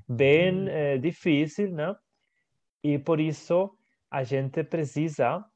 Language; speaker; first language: Portuguese; non-native, fluent; Spanish